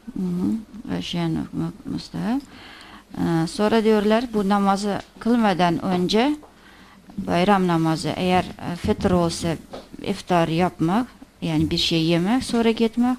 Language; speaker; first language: Turkish; non-native, fluent; Azerbaijani